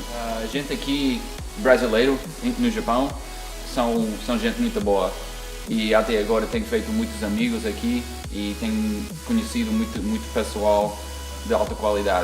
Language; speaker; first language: Portuguese; non-native, fluent; English